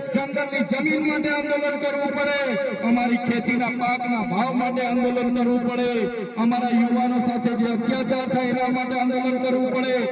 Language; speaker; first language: Gujarati; non-native, local second language; Bhili